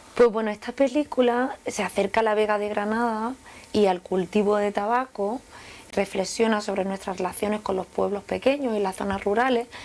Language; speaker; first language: Spanish; native; Spanish